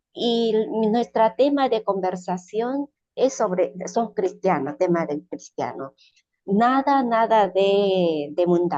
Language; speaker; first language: Spanish; non-native, learner; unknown